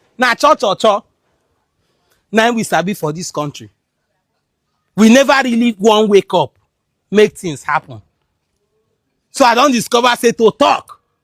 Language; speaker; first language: Nigerian Pidgin; non-native, local second language; Igbo